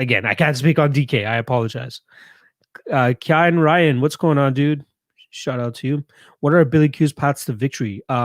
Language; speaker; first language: English; native; English